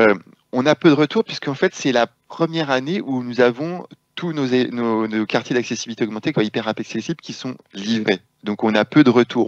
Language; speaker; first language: French; native; French